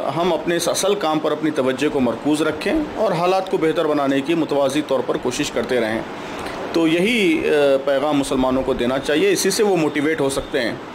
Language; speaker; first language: Urdu; native; Urdu